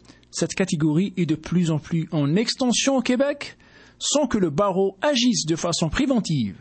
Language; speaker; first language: French; native; French